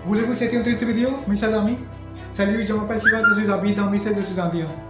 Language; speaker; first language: French; non-native, learner; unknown